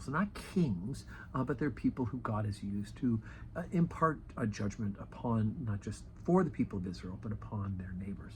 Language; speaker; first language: English; native; English